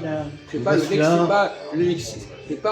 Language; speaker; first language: French; native; French